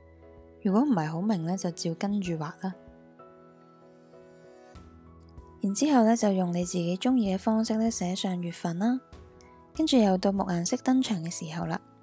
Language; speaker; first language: Chinese; non-native, local second language; Cantonese